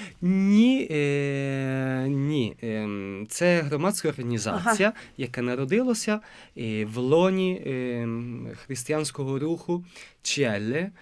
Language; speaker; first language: Ukrainian; non-native, fluent; Italian